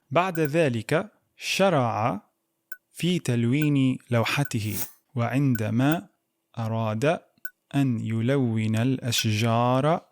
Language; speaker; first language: Arabic; non-native, fluent; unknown